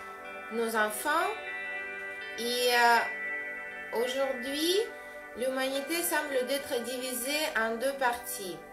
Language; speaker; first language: French; non-native, fluent; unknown